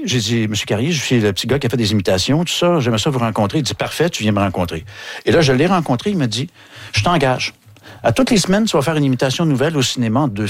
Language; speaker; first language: French; native; French